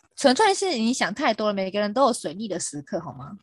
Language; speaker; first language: Chinese; non-native, local second language; Min Nan Chinese